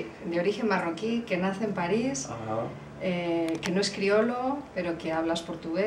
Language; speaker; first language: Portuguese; non-native, learner; Spanish